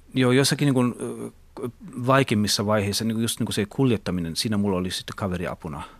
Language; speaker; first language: Finnish; non-native, local second language; Swedish